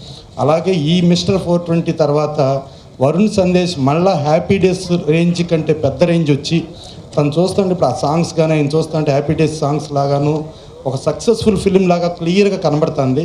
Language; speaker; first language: Telugu; native; Telugu